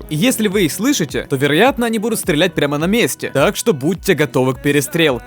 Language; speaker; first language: Russian; native; Russian